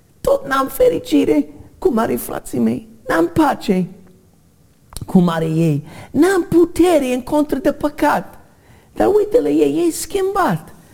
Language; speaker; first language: Romanian; non-native, learner; English